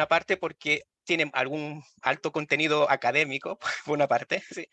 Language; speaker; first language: Spanish; native; Spanish